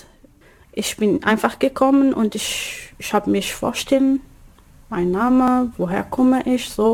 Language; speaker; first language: German; non-native, learner; Arabic